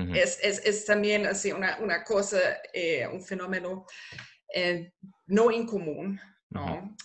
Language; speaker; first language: Spanish; non-native, fluent; German